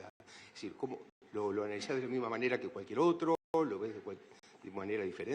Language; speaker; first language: Spanish; native; Spanish